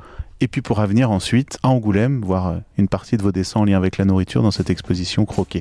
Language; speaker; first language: French; native; French